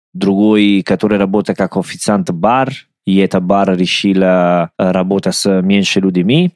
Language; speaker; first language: Russian; non-native, learner; Italian